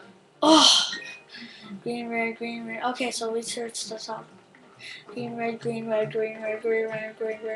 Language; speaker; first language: English; native; English